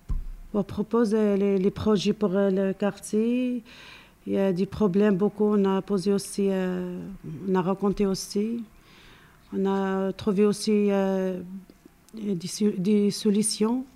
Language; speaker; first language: French; non-native, learner; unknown